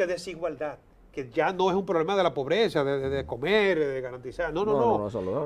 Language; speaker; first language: Spanish; native; Spanish